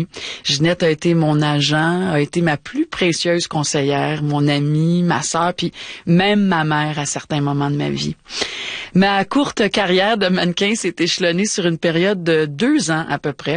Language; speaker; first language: French; native; French